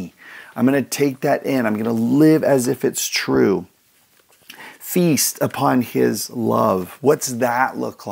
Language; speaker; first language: English; native; English